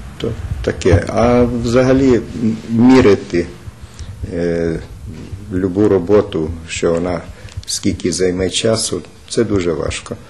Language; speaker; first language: Ukrainian; native; Ukrainian